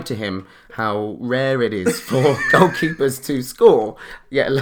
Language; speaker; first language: English; native; English